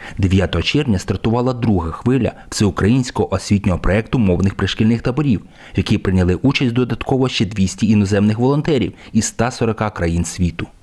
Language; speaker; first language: Ukrainian; native; Ukrainian